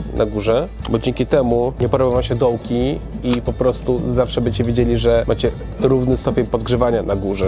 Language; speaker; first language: Polish; native; Polish